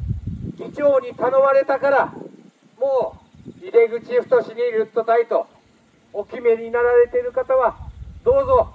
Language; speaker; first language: Japanese; native; Japanese